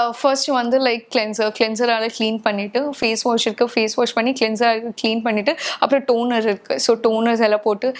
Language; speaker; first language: Tamil; non-native, local second language; Hindi